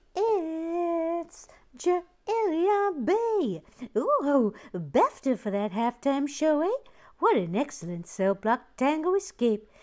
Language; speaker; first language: English; native; English